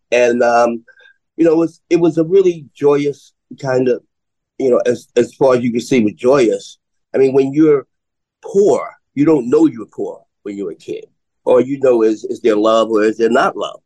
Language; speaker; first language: English; native; English